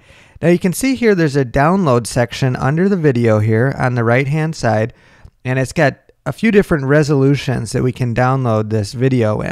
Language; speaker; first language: English; native; English